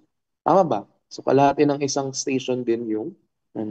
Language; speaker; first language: Filipino; native; Filipino